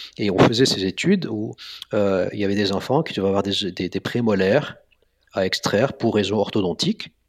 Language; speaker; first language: French; non-native, local second language; Arabic